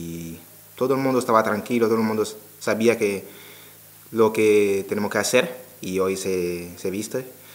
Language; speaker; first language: Spanish; non-native, learner; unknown